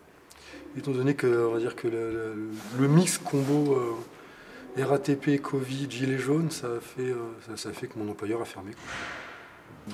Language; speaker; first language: French; native; French